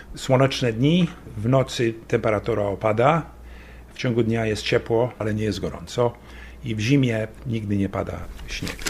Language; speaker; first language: Polish; early bilingual, heritage; Polish